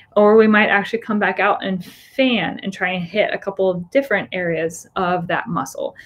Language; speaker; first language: English; native; English